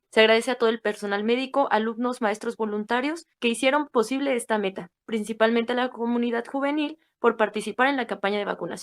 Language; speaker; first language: Spanish; native; Spanish